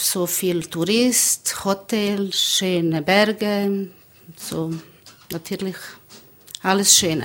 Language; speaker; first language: German; non-native, learner; Bosnian